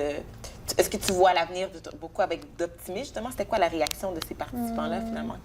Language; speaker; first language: French; native; French